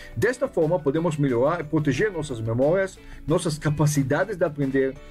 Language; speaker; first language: Portuguese; non-native, fluent; Hebrew